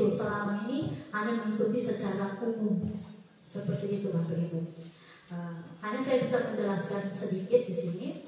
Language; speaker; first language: Indonesian; native; Indonesian